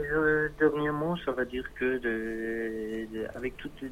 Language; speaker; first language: French; non-native, learner; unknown